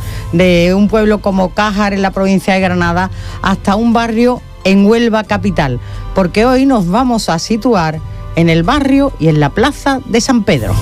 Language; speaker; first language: Spanish; native; Spanish